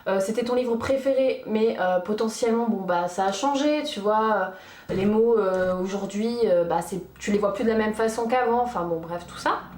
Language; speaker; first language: French; early bilingual, other home language; Portuguese